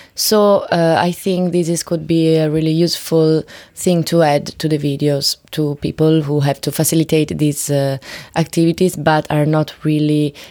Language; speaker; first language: English; non-native, learner; Italian